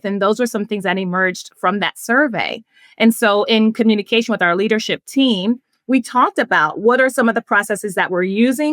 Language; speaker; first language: English; native; English